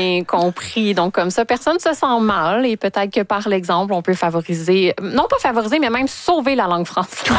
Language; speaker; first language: French; native; French